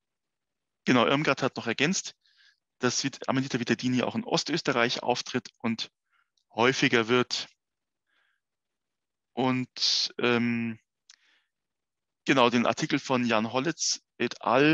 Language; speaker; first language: German; native; German